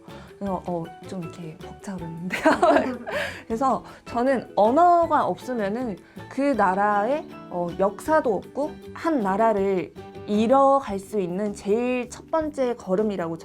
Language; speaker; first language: Korean; non-native, fluent; Mongolian